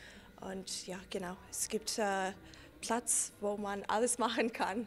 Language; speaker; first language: German; non-native, fluent; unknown